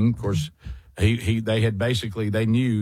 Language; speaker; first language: English; native; English